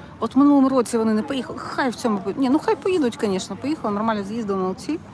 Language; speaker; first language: Ukrainian; non-native, local second language; Russian